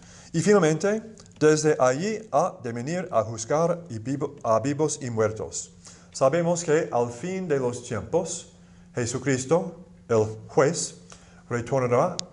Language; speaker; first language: Spanish; non-native, fluent; English